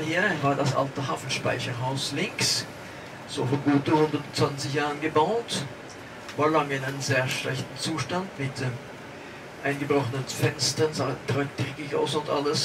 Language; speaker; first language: German; non-native, fluent; Norwegian